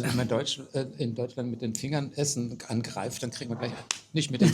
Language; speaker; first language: German; native; German